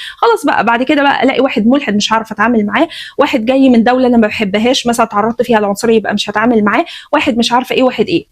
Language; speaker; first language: Egyptian Arabic; native; Egyptian Arabic